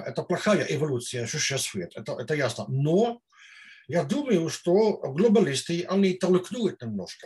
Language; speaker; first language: Russian; non-native, fluent; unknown